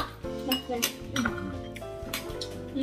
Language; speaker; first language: Korean; native; Korean